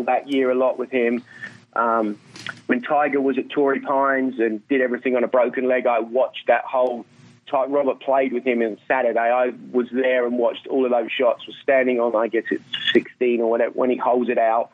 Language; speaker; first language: English; native; English